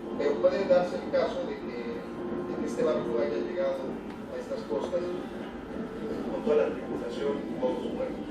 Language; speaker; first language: Spanish; native; Spanish